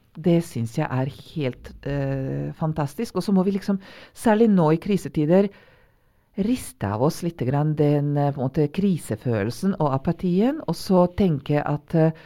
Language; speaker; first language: Norwegian; non-native, fluent; Serbian